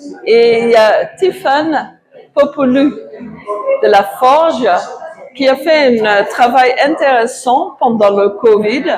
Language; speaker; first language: French; non-native, fluent; Dutch